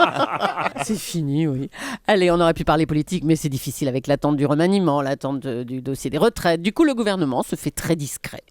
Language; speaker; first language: French; native; French